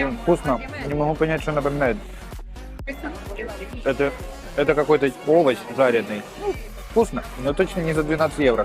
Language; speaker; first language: Russian; native; Russian